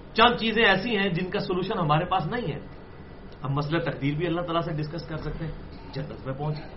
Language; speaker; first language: Urdu; non-native, local second language; Punjabi